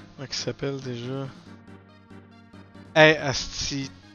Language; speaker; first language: French; native; French